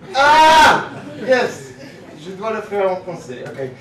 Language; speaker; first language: French; non-native, learner; English